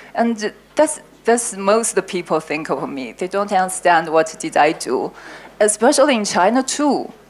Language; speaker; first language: English; non-native, learner; Chinese